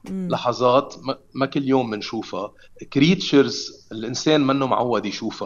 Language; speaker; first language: Arabic; native; Arabic